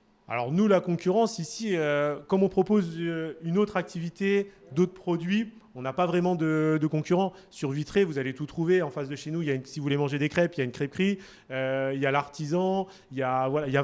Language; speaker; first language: French; native; French